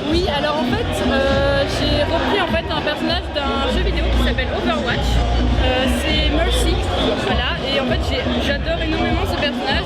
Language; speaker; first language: French; native; French